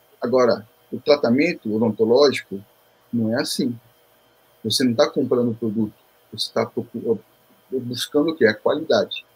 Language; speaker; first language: Portuguese; early bilingual, other home language; Korean